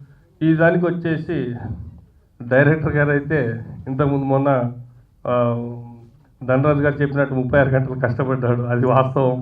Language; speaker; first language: Telugu; native; Telugu